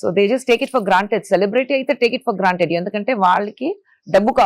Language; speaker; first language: Telugu; non-native, local second language; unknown